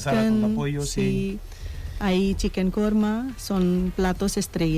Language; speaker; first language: Spanish; non-native, learner; Punjabi